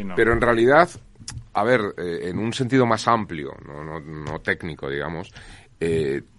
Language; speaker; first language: Spanish; non-native, local second language; Catalan